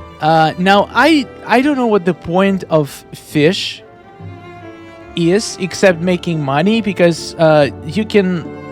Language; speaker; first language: English; non-native, fluent; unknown